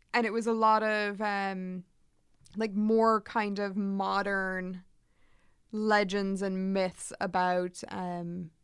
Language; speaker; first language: English; native; English